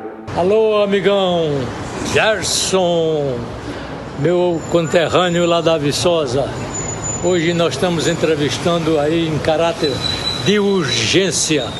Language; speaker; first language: Portuguese; native; Portuguese